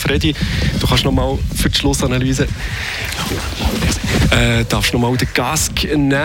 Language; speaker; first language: German; native; German